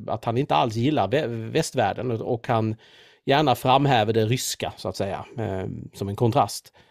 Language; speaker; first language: Swedish; native; Swedish